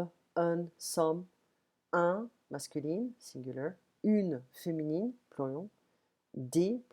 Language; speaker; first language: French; non-native, fluent; English